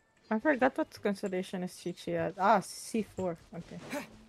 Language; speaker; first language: English; non-native, local second language; Filipino